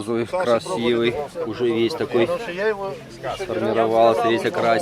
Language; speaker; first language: Russian; native; Russian